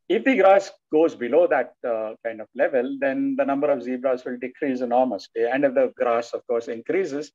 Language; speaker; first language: English; non-native, local second language; Telugu